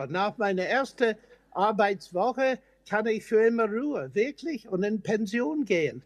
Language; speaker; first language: German; non-native, fluent; English